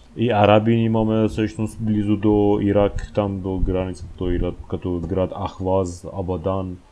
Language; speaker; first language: Bulgarian; non-native, fluent; Persian